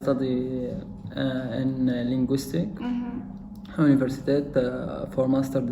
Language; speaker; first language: English; non-native, learner; Arabic